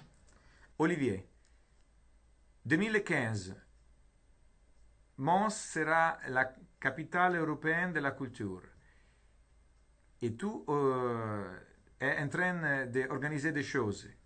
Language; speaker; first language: French; non-native, learner; Italian